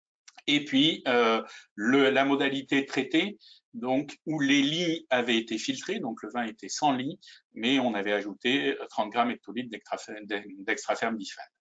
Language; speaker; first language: French; native; French